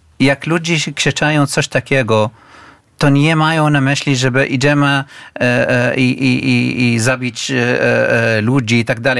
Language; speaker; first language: Polish; non-native, fluent; Arabic